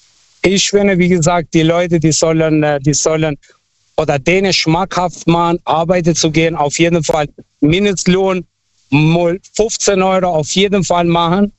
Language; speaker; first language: German; non-native, fluent; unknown